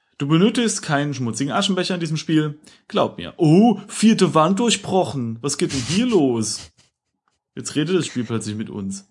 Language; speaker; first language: German; native; German